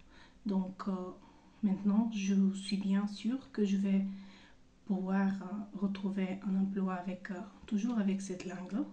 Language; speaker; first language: French; non-native, fluent; Bulgarian